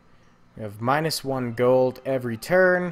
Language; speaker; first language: English; native; English